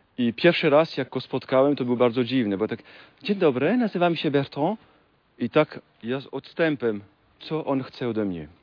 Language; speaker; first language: Polish; non-native, fluent; French